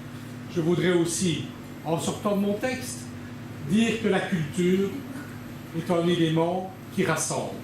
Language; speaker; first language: French; native; French